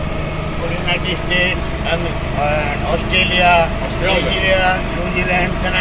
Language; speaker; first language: English; non-native, learner; Hindi